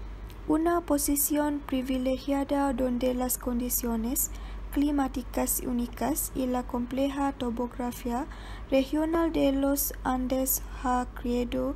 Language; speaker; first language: Spanish; non-native, learner; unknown